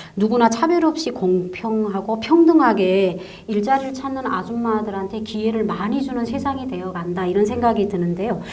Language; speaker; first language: Korean; native; Korean